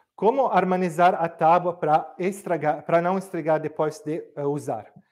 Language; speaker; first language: Portuguese; non-native, fluent; Italian